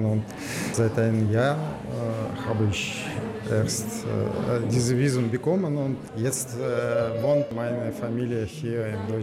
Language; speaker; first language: German; non-native, learner; Russian